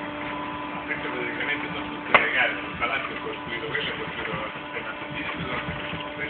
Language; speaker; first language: Italian; native; Italian